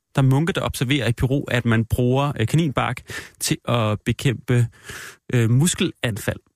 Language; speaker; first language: Danish; native; Danish